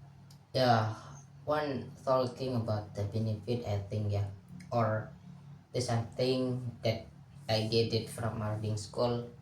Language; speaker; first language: English; non-native, learner; Indonesian